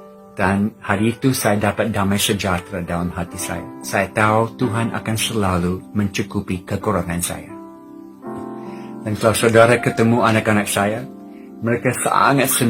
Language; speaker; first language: Indonesian; non-native, fluent; English